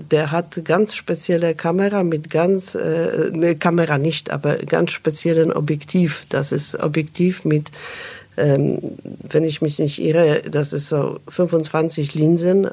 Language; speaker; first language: German; non-native, fluent; Polish